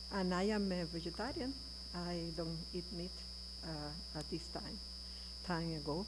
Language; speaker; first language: English; non-native, learner; Spanish